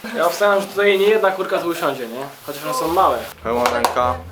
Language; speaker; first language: Polish; native; Polish